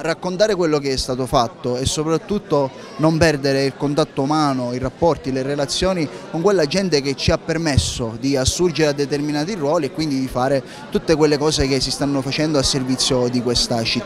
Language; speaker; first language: Italian; native; Italian